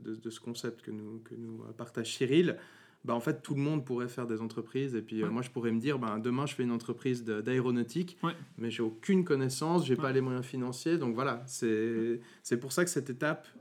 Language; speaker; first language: French; native; French